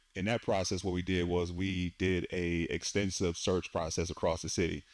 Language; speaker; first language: English; native; English